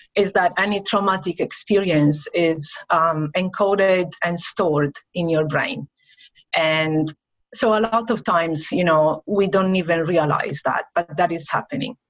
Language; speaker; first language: English; non-native, fluent; Italian